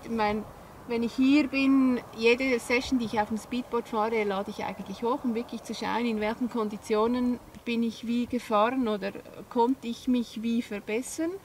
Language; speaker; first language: German; native; German